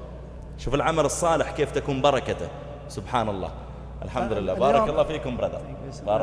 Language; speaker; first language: Arabic; native; Arabic